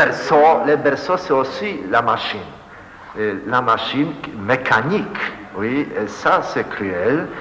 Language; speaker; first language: French; non-native, fluent; Polish